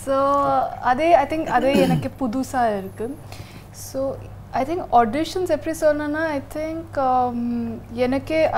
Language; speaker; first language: Tamil; non-native, learner; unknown